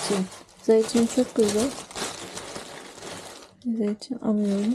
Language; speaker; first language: Turkish; non-native, learner; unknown